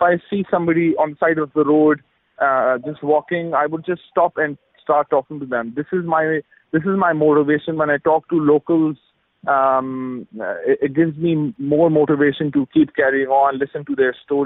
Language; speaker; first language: English; non-native, local second language; Urdu